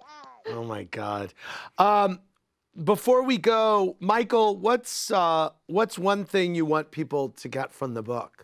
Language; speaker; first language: English; native; English